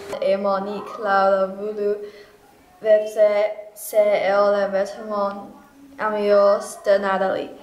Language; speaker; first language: French; non-native, learner; English